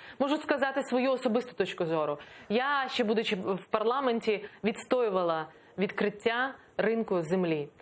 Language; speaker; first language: Ukrainian; native; Ukrainian